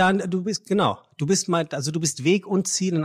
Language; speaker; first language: German; native; German